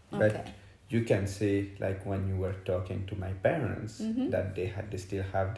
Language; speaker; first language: English; non-native, fluent; French